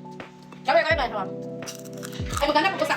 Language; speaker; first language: Filipino; non-native, local second language; Cebuano